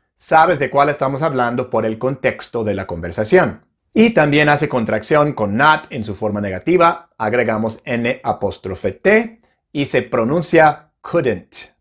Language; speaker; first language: Spanish; non-native, fluent; English